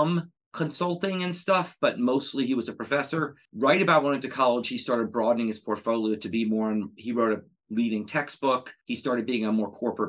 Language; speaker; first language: English; native; English